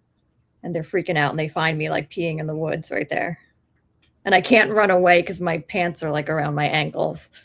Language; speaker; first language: English; native; English